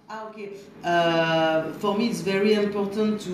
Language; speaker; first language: English; non-native, learner; French